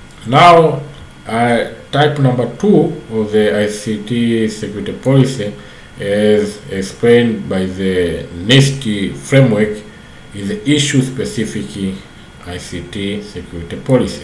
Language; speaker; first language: English; non-native, local second language; Swahili